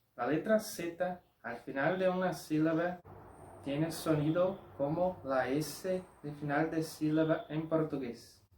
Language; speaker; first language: Spanish; non-native, fluent; Portuguese